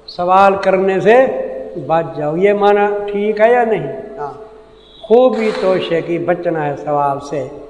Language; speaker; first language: Urdu; non-native, local second language; Saraiki